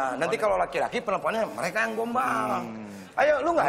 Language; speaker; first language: Indonesian; native; Indonesian